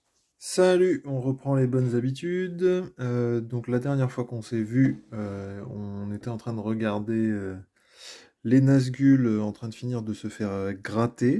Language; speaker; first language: French; native; French